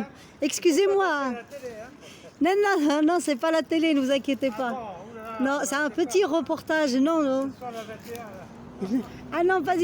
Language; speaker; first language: French; non-native, local second language; Arabic